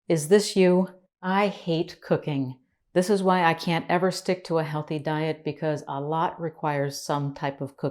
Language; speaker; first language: English; native; English